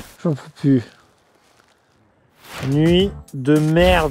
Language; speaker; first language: French; native; French